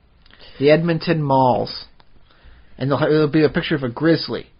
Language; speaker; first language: English; native; English